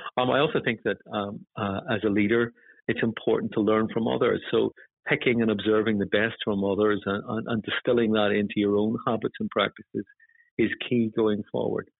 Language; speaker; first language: English; native; English